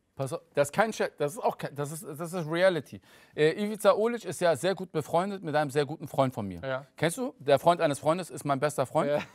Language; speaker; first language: German; early bilingual, other home language; Turkish